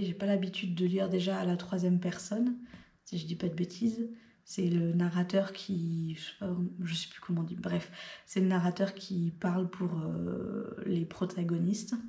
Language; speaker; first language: French; native; French